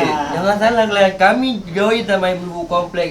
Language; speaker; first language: Indonesian; native; Indonesian